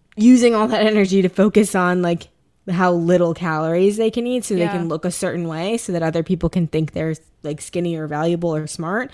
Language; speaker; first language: English; native; English